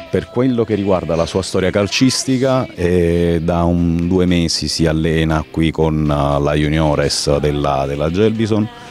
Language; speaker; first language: Italian; native; Italian